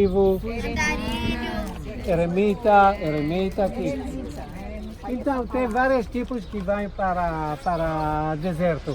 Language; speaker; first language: Portuguese; non-native, learner; Hebrew